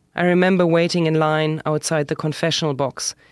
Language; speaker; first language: English; non-native, fluent; German